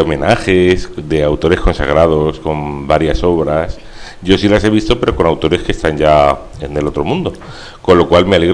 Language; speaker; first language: Spanish; native; Spanish